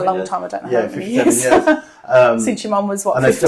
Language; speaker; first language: English; native; English